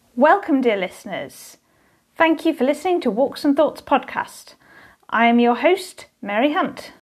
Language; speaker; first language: English; native; English